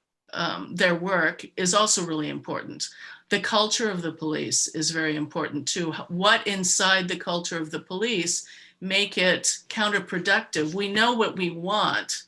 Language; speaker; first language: English; native; English